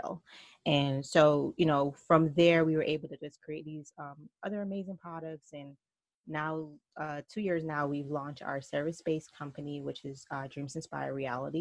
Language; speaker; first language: English; native; English